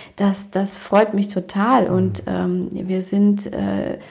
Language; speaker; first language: German; early bilingual, other home language; Romanian